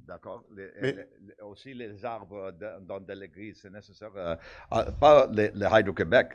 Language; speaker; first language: French; non-native, local second language; English